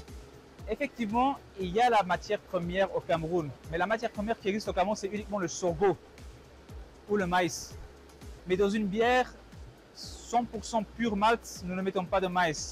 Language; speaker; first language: French; non-native, local second language; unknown